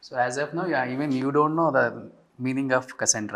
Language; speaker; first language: Telugu; native; Telugu